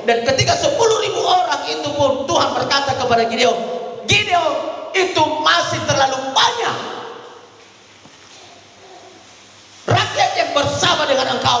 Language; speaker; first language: Indonesian; native; Indonesian